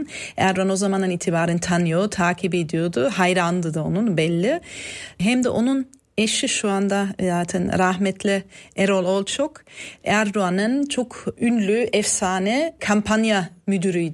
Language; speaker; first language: Turkish; non-native, fluent; German